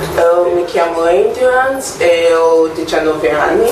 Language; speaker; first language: Italian; non-native, learner; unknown